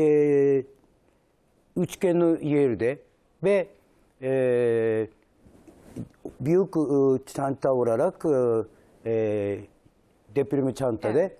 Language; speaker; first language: Turkish; non-native, learner; Japanese